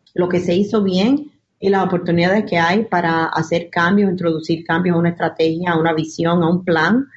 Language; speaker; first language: Spanish; early bilingual, heritage; Spanish